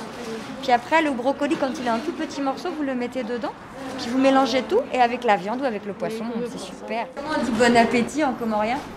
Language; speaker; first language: French; native; French